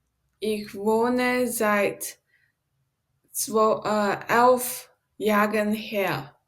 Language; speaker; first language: German; non-native, learner; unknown